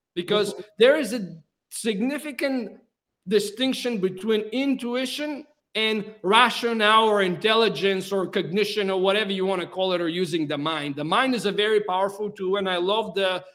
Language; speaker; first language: English; non-native, fluent; Bulgarian